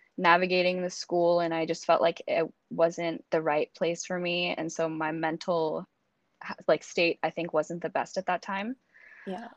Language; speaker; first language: English; native; English